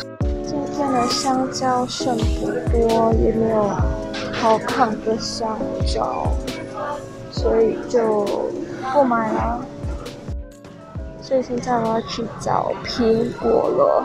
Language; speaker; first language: Chinese; non-native, local second language; English